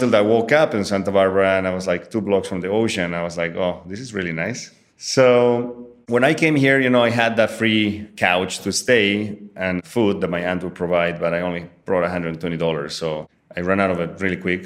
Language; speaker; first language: English; non-native, fluent; Spanish